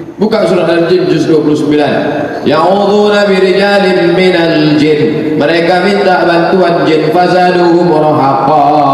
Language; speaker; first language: Malay; native; Malay